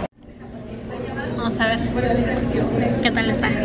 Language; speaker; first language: Spanish; native; Spanish